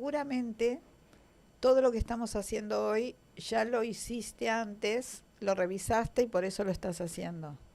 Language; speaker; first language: Spanish; native; Spanish